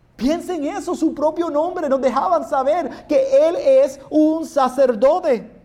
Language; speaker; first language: Spanish; non-native, fluent; English